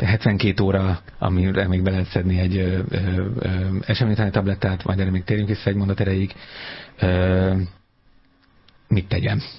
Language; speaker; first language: Hungarian; native; Hungarian